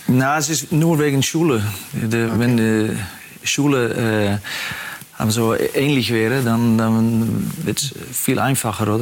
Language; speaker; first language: German; non-native, fluent; Dutch